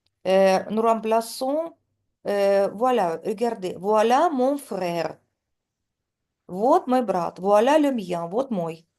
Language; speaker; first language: French; non-native, fluent; Russian